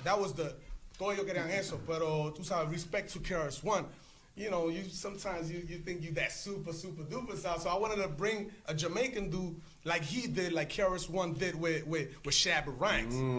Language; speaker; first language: English; early bilingual, other home language; Spanish